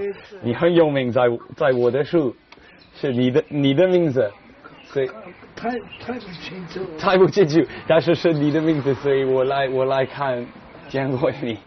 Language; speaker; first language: Chinese; non-native, learner; English